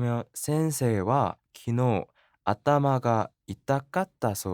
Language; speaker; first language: Japanese; non-native, learner; Korean